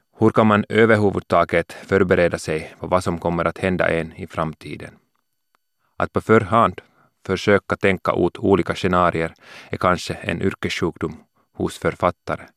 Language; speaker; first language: Swedish; non-native, local second language; Finnish